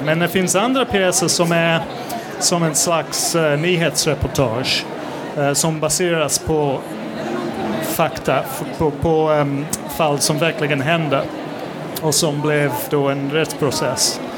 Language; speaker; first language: Swedish; non-native, fluent; English